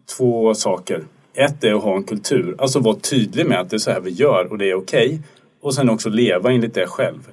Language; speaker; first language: Swedish; native; Swedish